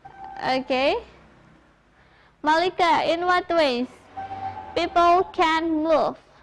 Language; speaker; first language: English; non-native, fluent; Indonesian